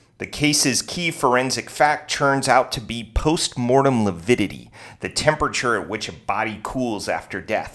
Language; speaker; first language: English; native; English